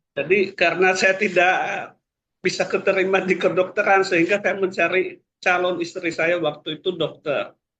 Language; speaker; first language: Indonesian; non-native, local second language; Nias